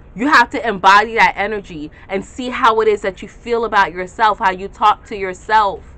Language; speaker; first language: English; native; English